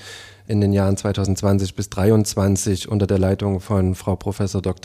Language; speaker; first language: German; native; German